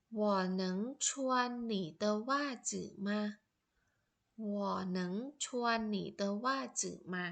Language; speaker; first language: Chinese; non-native, fluent; Thai